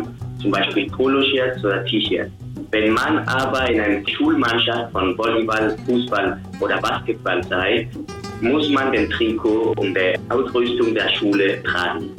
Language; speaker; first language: German; non-native, fluent; Spanish